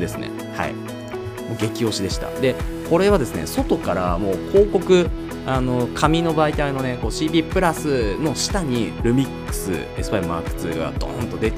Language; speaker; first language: Japanese; native; Japanese